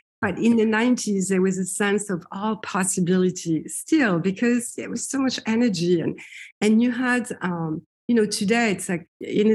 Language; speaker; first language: English; non-native, fluent; French